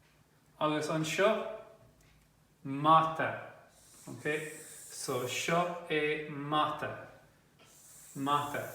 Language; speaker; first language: Irish; non-native, local second language; English